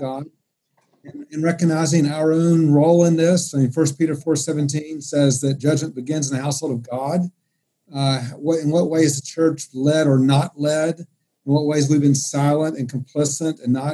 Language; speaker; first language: English; native; English